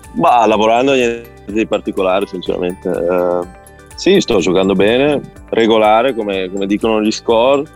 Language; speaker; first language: Italian; native; Italian